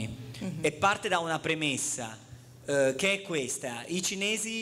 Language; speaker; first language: Italian; native; Italian